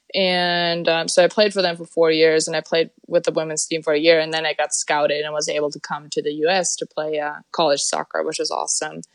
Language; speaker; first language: English; non-native, fluent; German